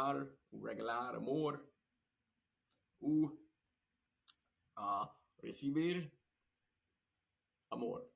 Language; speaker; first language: Spanish; non-native, learner; English